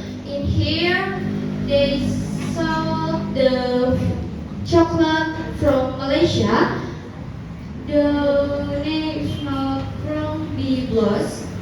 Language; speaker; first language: English; non-native, learner; Indonesian